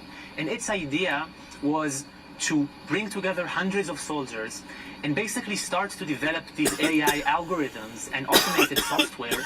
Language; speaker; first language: English; non-native, fluent; Hebrew